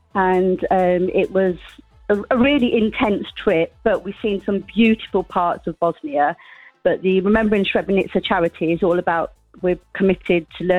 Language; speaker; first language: English; native; English